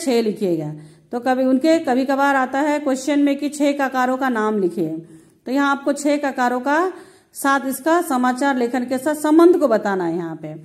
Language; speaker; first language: Hindi; native; Hindi